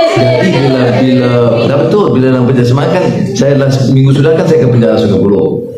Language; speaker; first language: Malay; native; Malay